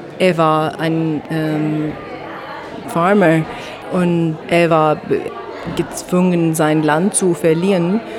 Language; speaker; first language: German; non-native, fluent; Arabic